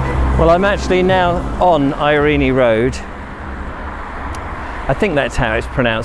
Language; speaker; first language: English; native; English